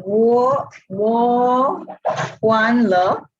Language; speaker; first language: Chinese; non-native, learner; English